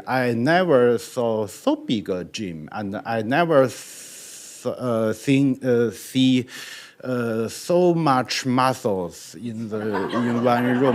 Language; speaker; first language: English; non-native, learner; Chinese